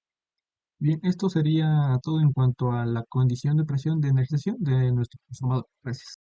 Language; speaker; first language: Spanish; native; Spanish